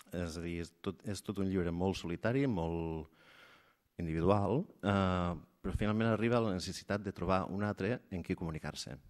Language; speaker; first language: Catalan; native; Catalan